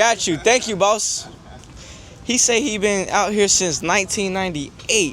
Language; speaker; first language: English; native; English